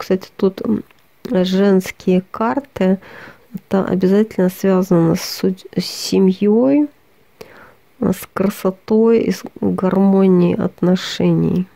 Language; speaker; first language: Russian; native; Russian